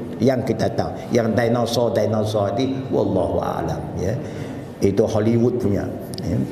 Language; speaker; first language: Malay; non-native, local second language; Chinese